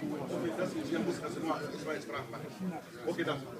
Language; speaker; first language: German; non-native, learner; Hausa